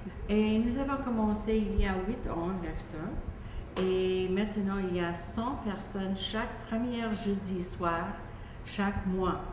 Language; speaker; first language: French; non-native, local second language; English